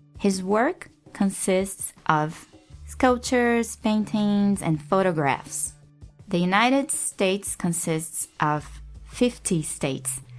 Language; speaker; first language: English; non-native, fluent; Portuguese